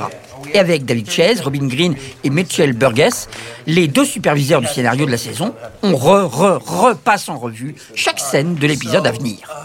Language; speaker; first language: French; native; French